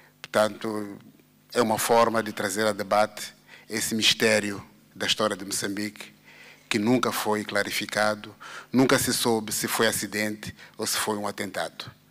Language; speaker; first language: Portuguese; non-native, local second language; Tsonga